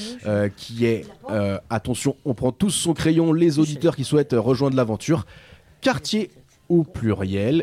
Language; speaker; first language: French; native; French